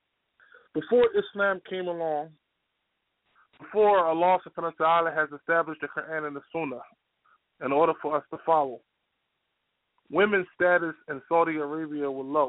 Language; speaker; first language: English; native; English